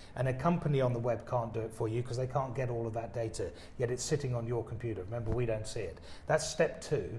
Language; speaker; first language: English; native; English